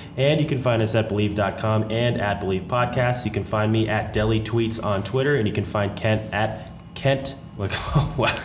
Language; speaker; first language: English; native; English